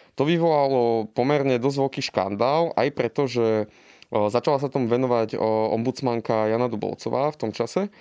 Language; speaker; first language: Slovak; native; Slovak